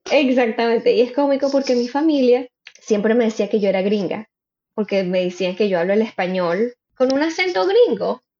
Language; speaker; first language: Spanish; native; Spanish